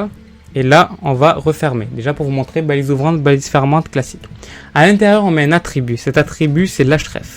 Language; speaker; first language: French; native; French